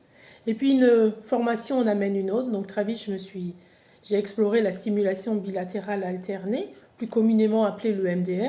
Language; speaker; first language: French; native; French